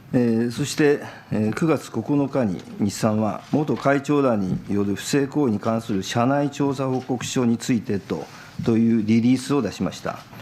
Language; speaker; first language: Japanese; native; Japanese